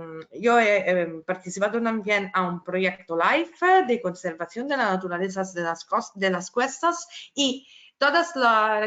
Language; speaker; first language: Spanish; non-native, fluent; Italian